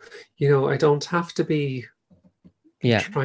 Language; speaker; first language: English; native; English